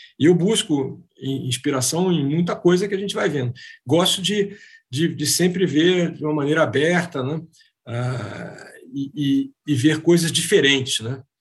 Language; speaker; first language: Portuguese; native; Portuguese